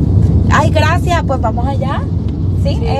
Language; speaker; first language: Spanish; native; Spanish